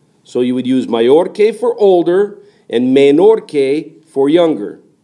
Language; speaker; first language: English; native; English